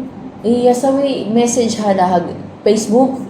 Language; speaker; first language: Arabic; non-native, learner; Filipino